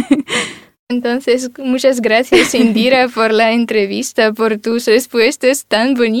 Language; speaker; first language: Spanish; non-native, fluent; Russian